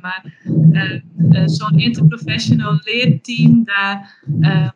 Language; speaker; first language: Dutch; native; Dutch